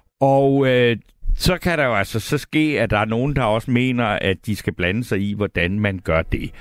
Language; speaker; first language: Danish; native; Danish